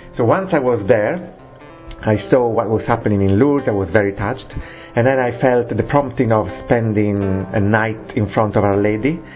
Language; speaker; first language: English; non-native, fluent; Italian